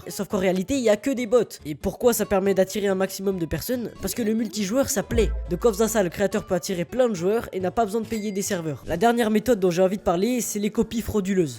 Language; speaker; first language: French; native; French